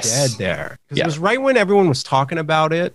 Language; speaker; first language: English; native; English